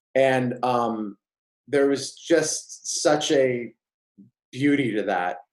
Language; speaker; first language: English; native; English